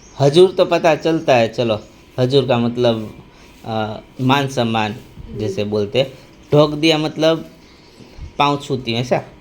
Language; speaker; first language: Hindi; native; Hindi